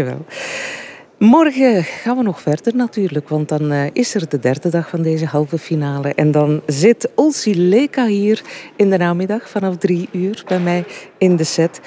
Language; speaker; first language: Dutch; native; Dutch